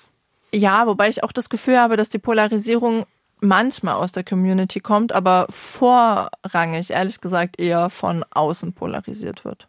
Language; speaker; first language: German; native; German